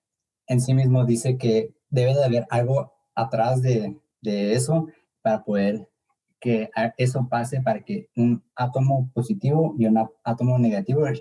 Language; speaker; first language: Spanish; early bilingual, heritage; English